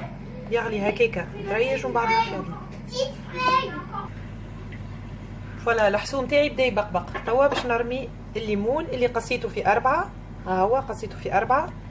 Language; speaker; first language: Arabic; native; Arabic